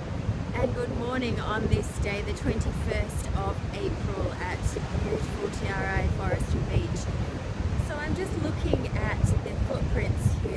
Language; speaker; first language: English; native; English